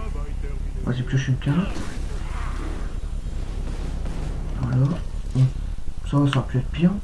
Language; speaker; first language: French; native; French